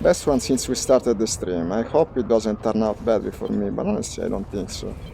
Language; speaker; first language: English; non-native, fluent; Italian